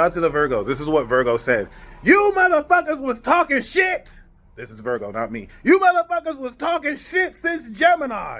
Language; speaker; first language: English; native; English